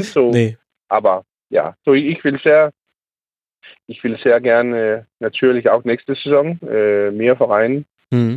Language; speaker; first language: German; non-native, learner; Danish